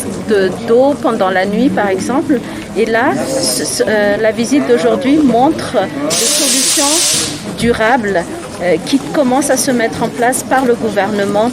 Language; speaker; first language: French; non-native, local second language; Malagasy